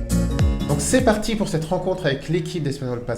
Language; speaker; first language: French; native; French